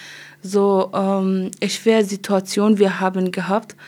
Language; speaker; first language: German; non-native, learner; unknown